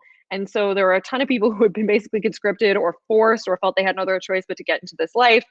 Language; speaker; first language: English; native; English